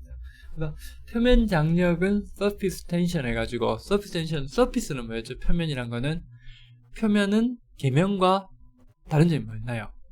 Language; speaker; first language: Korean; native; Korean